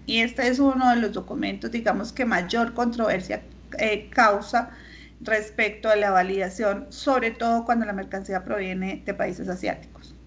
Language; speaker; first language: Spanish; native; Spanish